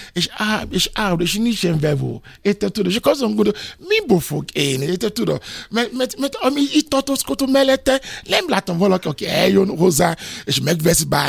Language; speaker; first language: Hungarian; non-native, fluent; Yoruba